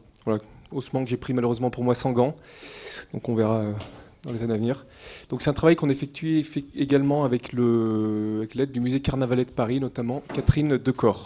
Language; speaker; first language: French; native; French